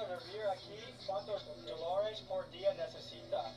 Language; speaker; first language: Spanish; non-native, learner; English